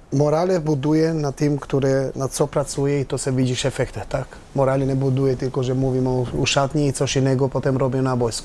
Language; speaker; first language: Polish; non-native, learner; Albanian